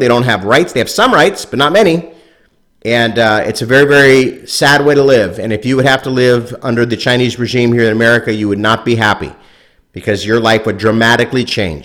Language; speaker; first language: English; native; English